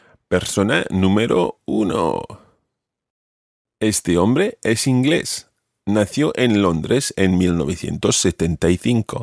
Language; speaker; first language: Spanish; non-native, fluent; English